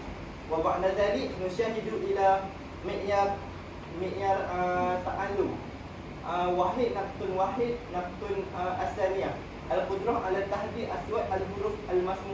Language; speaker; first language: Arabic; non-native, learner; Malay